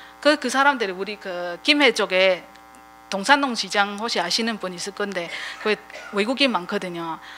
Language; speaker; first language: Korean; non-native, fluent; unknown